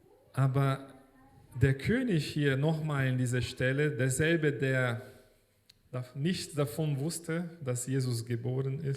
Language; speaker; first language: German; non-native, fluent; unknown